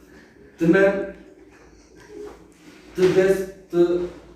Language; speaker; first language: English; non-native, learner; Turkish